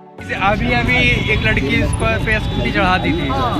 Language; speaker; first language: Hindi; native; Hindi